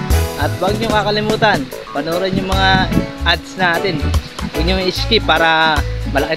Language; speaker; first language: Filipino; native; Filipino